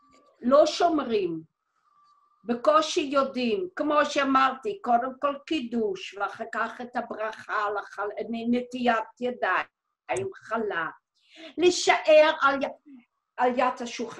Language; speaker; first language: Hebrew; non-native, fluent; Dutch